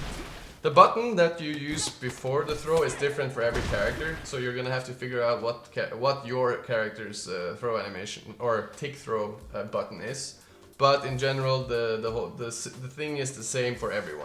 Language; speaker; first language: English; non-native, fluent; Norwegian